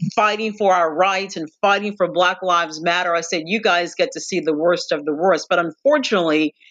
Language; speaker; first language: English; native; English